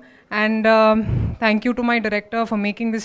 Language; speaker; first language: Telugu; non-native, local second language; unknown